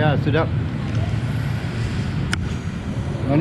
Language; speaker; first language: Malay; non-native, learner; English